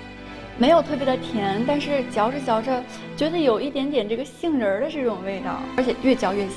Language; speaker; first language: Chinese; native; Chinese